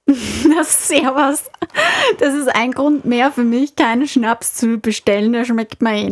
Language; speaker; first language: German; native; German